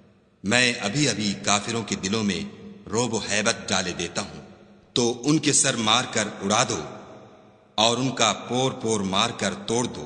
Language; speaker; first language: Urdu; native; Urdu